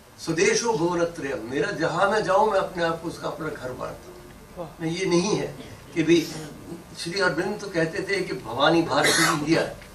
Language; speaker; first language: Hindi; non-native, local second language; Dogri